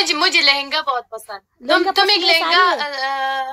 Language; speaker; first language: Hindi; non-native, fluent; Pashto